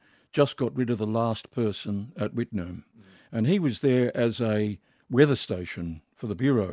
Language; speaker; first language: English; native; English